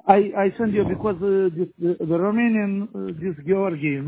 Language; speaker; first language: English; non-native, learner; Romanian